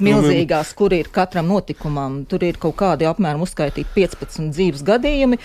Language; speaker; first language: Latvian; native; Latvian